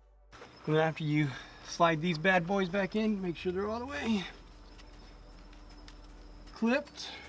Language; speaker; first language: English; native; English